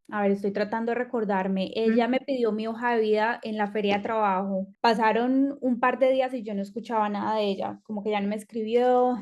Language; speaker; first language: Spanish; native; Spanish